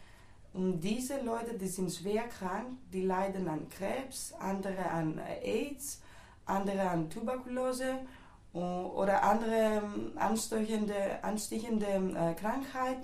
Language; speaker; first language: German; non-native, fluent; Greek